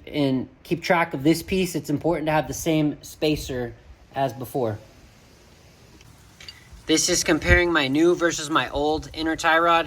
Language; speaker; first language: English; native; English